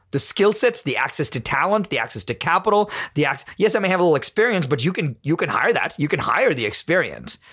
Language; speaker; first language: English; non-native, local second language; Tamil